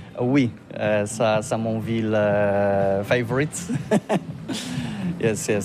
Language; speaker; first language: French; non-native, learner; Polish